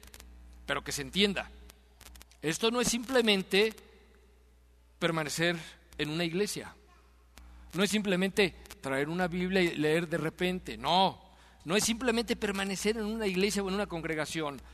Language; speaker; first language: Spanish; native; Spanish